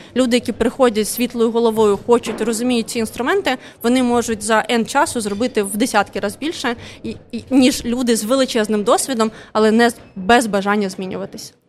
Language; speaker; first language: Ukrainian; non-native, local second language; Russian